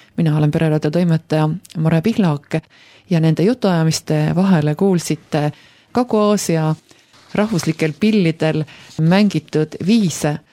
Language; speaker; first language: Estonian; native; Estonian